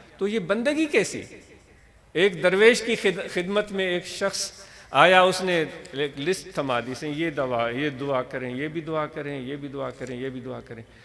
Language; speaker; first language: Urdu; non-native, local second language; Sindhi